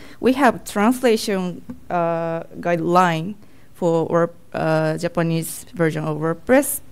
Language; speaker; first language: English; non-native, learner; Japanese